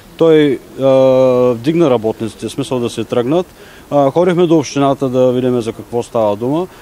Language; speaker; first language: Bulgarian; native; Bulgarian